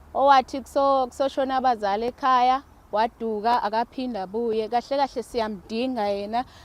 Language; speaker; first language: Zulu; non-native, local second language; Xhosa